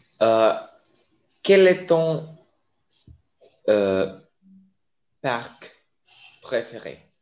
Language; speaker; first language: French; non-native, learner; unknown